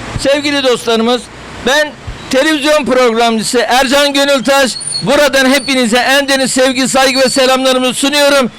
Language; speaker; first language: Turkish; native; Turkish